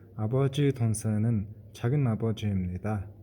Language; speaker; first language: Korean; non-native, fluent; Mongolian